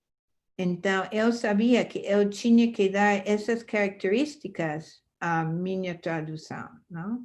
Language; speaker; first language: Portuguese; non-native, fluent; English